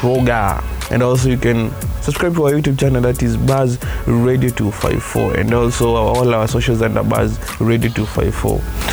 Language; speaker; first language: English; non-native, local second language; Kikuyu